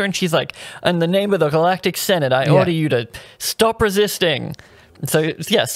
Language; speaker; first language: English; native; English